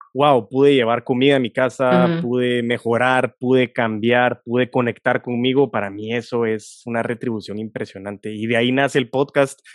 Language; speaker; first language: Spanish; native; Spanish